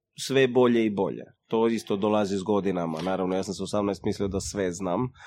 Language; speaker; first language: Croatian; early bilingual, heritage; Croatian